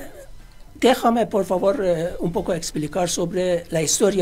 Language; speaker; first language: Spanish; non-native, fluent; Persian